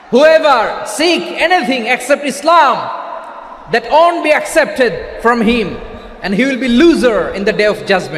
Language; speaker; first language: English; non-native, local second language; Bangla